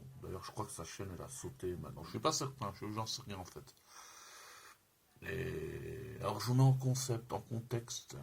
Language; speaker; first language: French; native; French